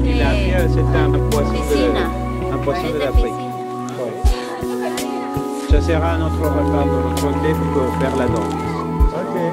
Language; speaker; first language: French; non-native, fluent; Spanish